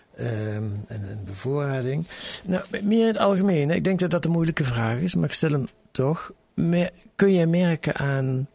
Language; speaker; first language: Dutch; native; Dutch